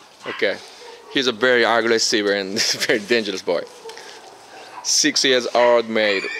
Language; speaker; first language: English; non-native, learner; Japanese